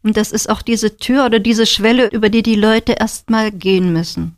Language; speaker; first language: German; native; German